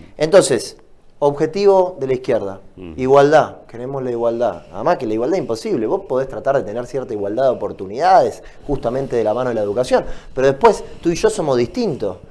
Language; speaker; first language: Spanish; native; Spanish